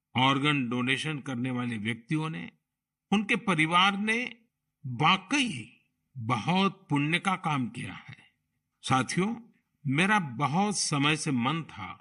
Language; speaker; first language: Hindi; non-native, local second language; Gujarati